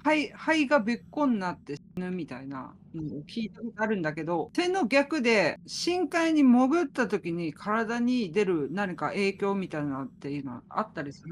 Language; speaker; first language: Japanese; native; Japanese